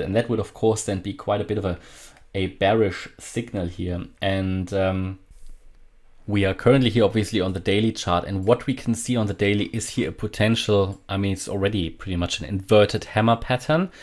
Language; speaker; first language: English; non-native, fluent; German